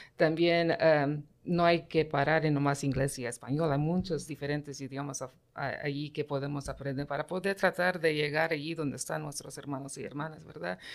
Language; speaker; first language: Spanish; early bilingual, heritage; Spanish